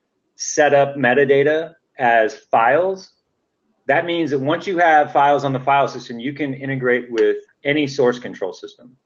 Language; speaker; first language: English; native; English